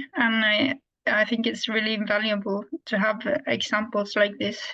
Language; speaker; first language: English; non-native, fluent; Norwegian